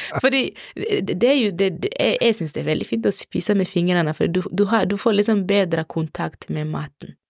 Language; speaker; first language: Norwegian; non-native, fluent; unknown